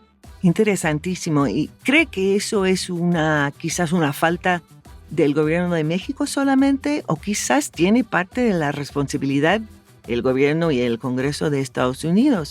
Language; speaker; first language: Spanish; non-native, fluent; English